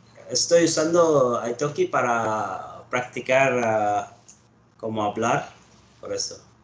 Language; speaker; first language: Spanish; non-native, learner; Arabic